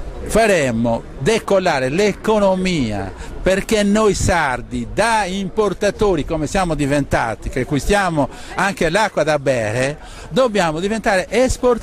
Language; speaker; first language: Italian; non-native, local second language; Sardinian